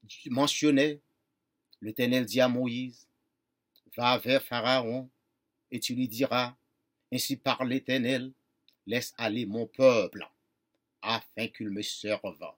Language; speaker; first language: French; non-native, local second language; Haitian Creole